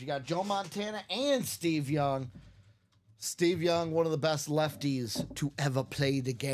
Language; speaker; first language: English; native; English